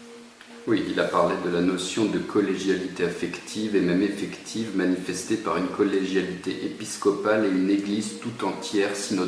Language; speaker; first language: French; native; French